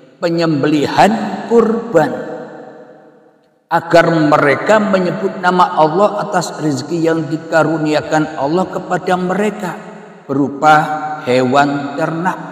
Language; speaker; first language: Indonesian; native; Indonesian